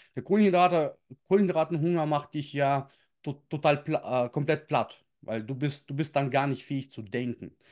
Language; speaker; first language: German; early bilingual, other home language; Russian